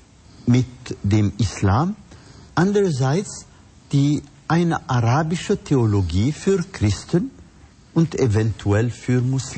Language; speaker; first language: German; non-native, fluent; Arabic